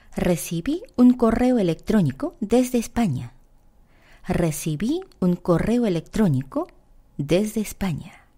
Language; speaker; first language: Spanish; non-native, fluent; Korean